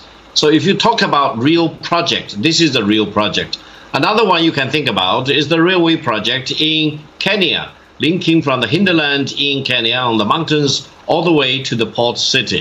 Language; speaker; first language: English; non-native, fluent; Chinese